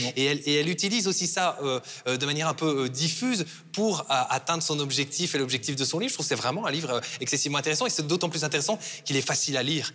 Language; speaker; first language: French; native; French